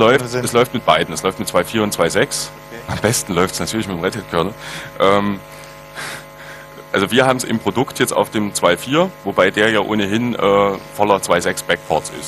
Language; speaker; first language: German; native; German